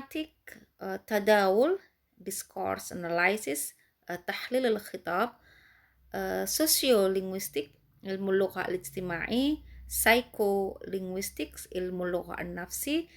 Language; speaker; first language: Arabic; non-native, fluent; Indonesian